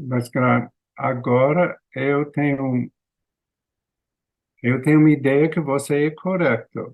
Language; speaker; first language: Portuguese; non-native, learner; English